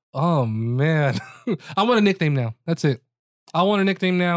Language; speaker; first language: English; early bilingual, other home language; Spanish